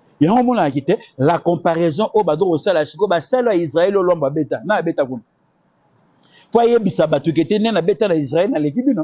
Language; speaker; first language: Lingala; native; Lingala